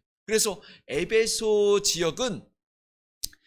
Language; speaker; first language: Korean; native; Korean